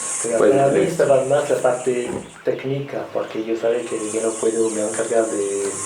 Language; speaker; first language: Spanish; non-native, learner; French